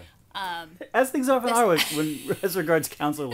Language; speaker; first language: English; native; English